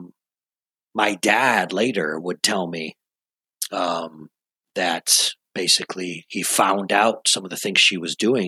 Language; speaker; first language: English; native; English